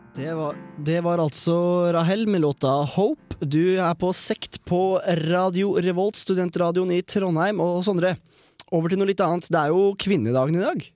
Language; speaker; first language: Norwegian; native; Norwegian